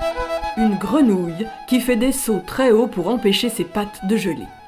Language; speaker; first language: French; native; French